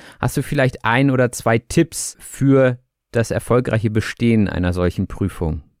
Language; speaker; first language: German; native; German